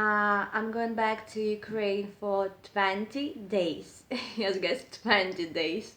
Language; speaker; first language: English; non-native, learner; Russian